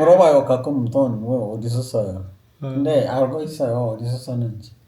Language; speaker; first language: Korean; non-native, learner; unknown